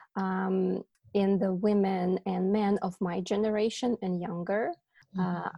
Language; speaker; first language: English; non-native, fluent; Ukrainian